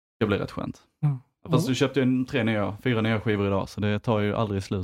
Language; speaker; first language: Swedish; native; Swedish